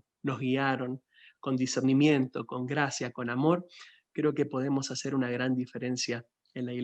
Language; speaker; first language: Spanish; native; Spanish